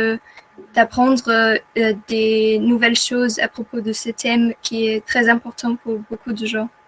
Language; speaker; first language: French; non-native, learner; German